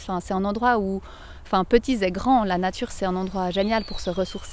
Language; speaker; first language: French; native; French